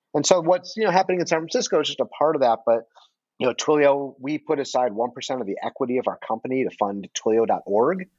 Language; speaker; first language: English; native; English